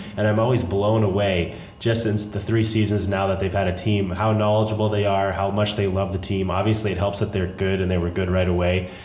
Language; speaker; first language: English; native; English